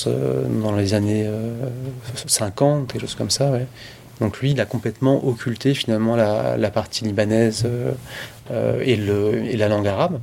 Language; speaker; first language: French; native; French